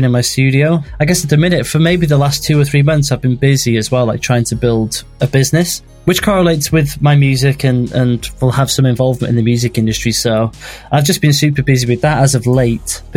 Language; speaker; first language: English; native; English